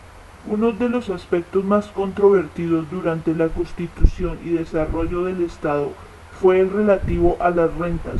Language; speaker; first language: Spanish; native; Spanish